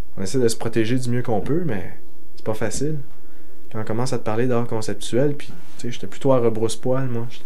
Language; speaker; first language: French; native; French